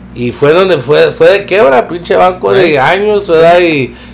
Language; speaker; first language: Spanish; early bilingual, heritage; Spanish